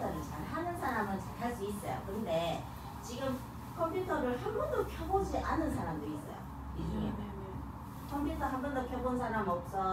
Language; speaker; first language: Korean; native; Korean